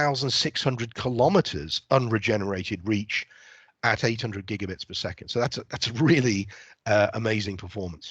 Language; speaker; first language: English; native; English